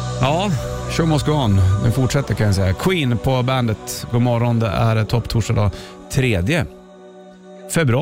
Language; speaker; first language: Swedish; native; Swedish